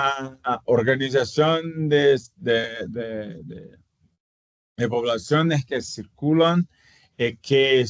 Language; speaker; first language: Spanish; non-native, fluent; Portuguese